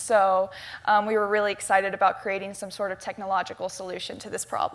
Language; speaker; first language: English; native; English